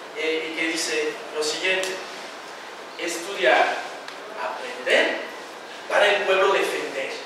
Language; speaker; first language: Spanish; non-native, fluent; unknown